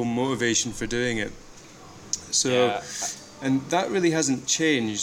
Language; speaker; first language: English; native; English